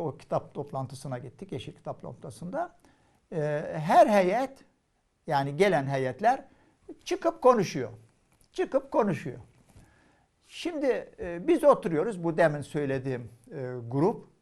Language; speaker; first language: Turkish; non-native, fluent; Arabic